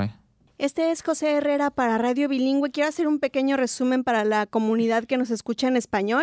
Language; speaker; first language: Spanish; native; Spanish